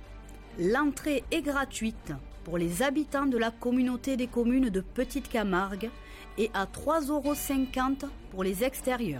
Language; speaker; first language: French; native; French